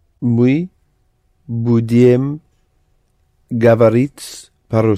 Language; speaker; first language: Russian; non-native, learner; English